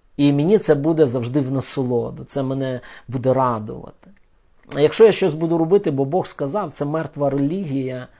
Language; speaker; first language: Ukrainian; non-native, local second language; Russian